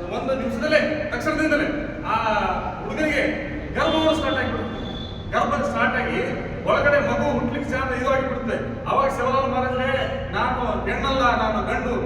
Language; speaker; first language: Kannada; non-native, local second language; Lambadi